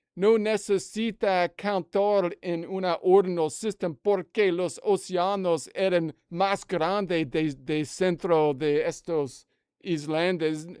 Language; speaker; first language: Spanish; non-native, learner; English